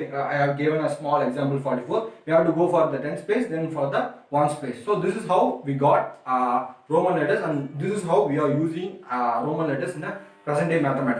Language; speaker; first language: English; non-native, local second language; Tamil